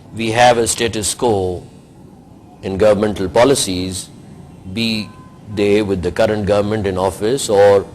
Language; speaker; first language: English; non-native, local second language; Urdu